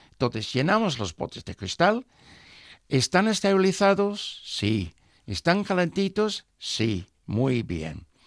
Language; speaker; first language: Spanish; non-native, fluent; English